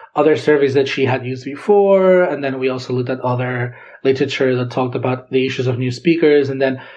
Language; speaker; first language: English; non-native, fluent; Catalan